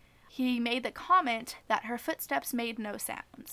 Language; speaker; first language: English; native; English